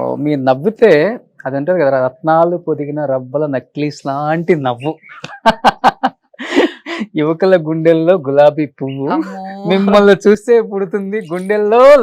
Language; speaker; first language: Telugu; native; Telugu